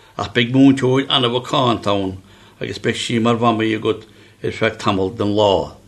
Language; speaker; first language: Irish; native; Irish